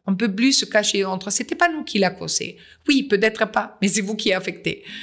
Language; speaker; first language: French; non-native, fluent; German